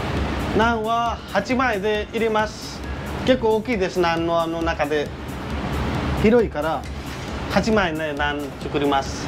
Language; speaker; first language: Japanese; non-native, learner; Nepali